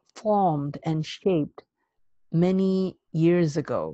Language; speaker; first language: English; non-native, local second language; Cantonese